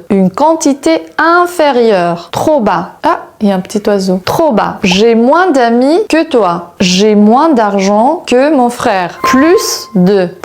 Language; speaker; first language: French; non-native, fluent; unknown